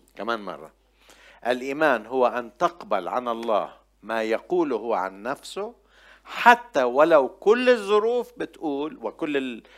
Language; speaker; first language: Arabic; non-native, local second language; Armenian